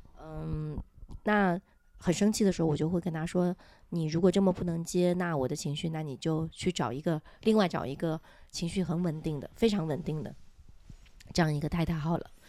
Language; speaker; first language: Chinese; non-native, local second language; Min Nan Chinese